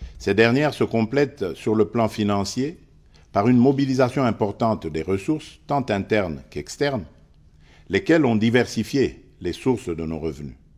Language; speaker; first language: French; non-native, local second language; Luba-Lulua